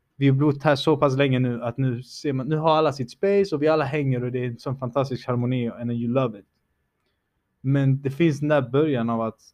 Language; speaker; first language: Swedish; early bilingual, other home language; Spanish